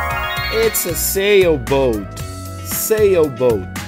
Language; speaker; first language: English; non-native, fluent; Portuguese